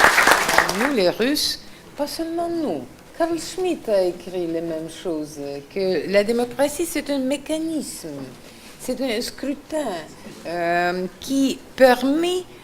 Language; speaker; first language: French; non-native, fluent; Russian